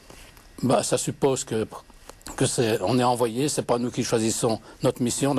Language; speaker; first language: French; native; French